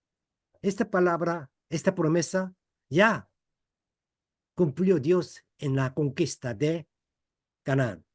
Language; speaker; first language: Spanish; non-native, fluent; Korean